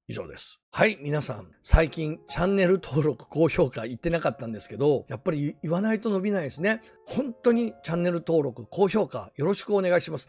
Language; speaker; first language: Japanese; native; Japanese